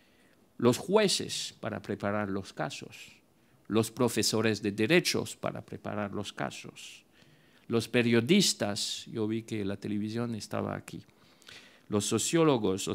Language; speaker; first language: Spanish; non-native, fluent; French